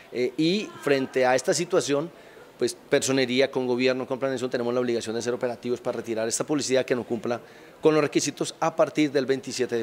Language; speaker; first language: Spanish; native; Spanish